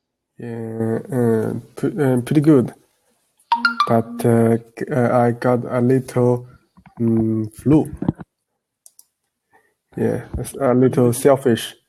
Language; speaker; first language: English; non-native, learner; Chinese